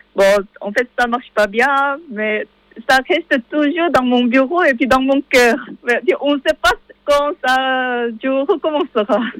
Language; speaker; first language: French; non-native, learner; Korean